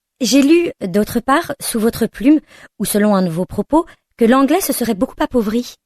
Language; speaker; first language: French; native; French